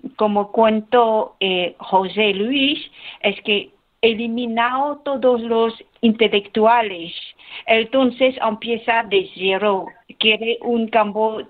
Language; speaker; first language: Spanish; non-native, learner; Khmer